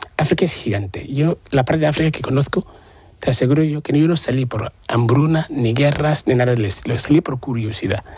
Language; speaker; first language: Spanish; non-native, fluent; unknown